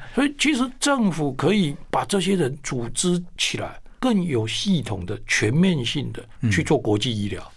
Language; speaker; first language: Chinese; native; Chinese